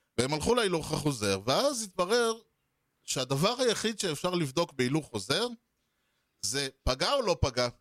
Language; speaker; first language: Hebrew; native; Hebrew